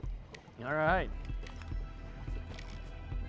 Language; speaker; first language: English; native; English